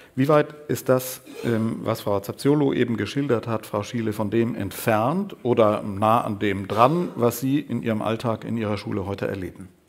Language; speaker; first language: German; native; German